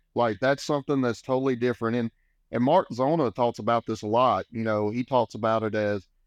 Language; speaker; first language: English; native; English